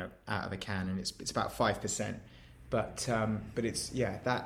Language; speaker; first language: English; native; English